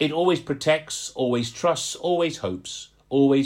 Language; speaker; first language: English; native; English